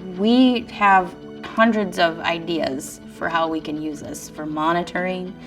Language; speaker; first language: English; native; English